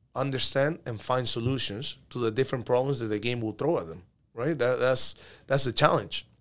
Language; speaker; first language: English; early bilingual, other home language; Spanish